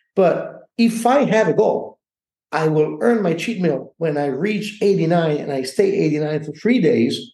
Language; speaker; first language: English; non-native, fluent; Italian